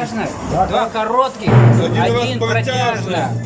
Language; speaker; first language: Russian; non-native, local second language; Chuvash